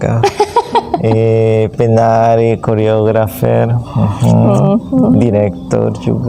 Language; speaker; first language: Indonesian; non-native, fluent; Spanish